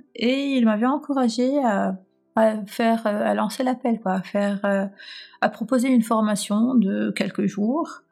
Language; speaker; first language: French; non-native, local second language; Arabic